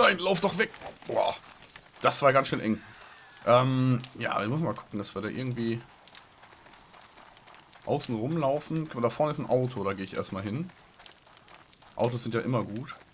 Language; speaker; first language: German; native; German